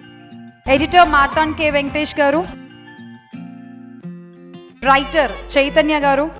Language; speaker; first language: Telugu; native; Telugu